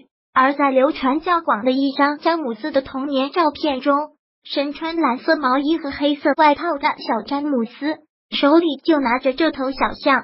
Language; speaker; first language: Chinese; native; Chinese